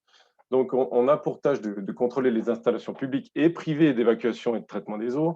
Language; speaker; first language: French; native; French